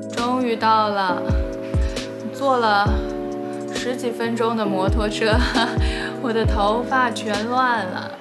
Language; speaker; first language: Chinese; native; Chinese